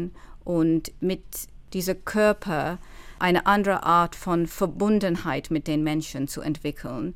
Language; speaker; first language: German; non-native, fluent; English